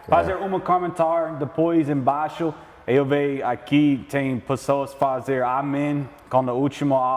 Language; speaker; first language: Portuguese; non-native, learner; English